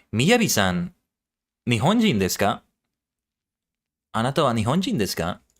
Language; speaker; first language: Japanese; non-native, learner; English